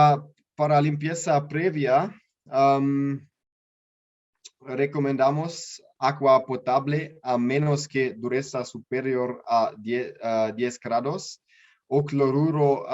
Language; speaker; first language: Spanish; non-native, learner; German